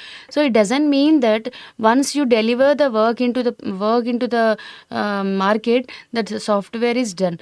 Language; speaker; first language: English; non-native, local second language; Telugu